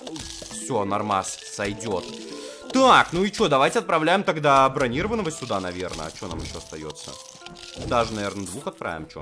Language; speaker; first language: Russian; native; Russian